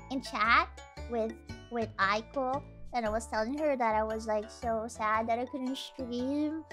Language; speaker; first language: English; non-native, fluent; Italian